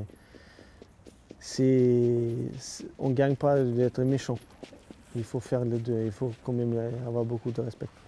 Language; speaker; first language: French; non-native, learner; Swedish